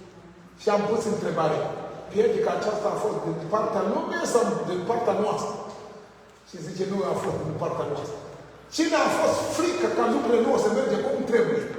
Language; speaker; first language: Romanian; non-native, learner; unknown